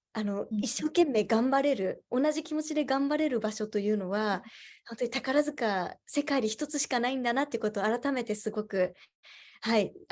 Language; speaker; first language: Japanese; native; Japanese